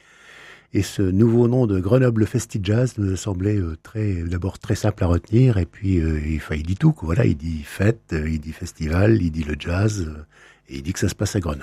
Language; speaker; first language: French; native; French